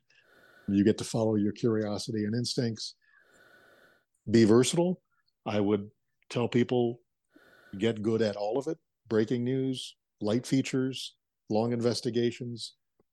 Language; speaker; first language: English; native; English